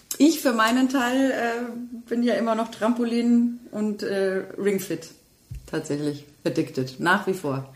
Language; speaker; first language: German; native; German